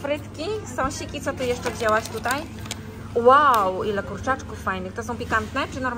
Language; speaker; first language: Polish; native; Polish